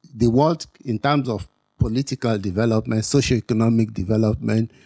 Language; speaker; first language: English; non-native, local second language; Yoruba